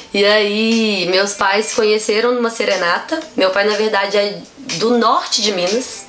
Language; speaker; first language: Portuguese; native; Portuguese